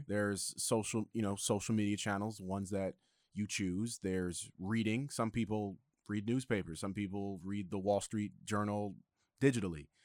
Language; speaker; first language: English; native; English